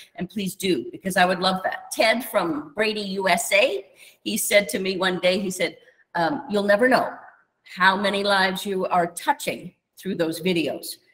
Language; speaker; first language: English; native; English